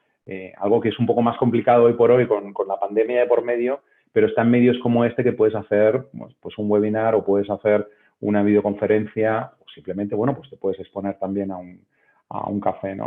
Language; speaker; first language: Spanish; native; Spanish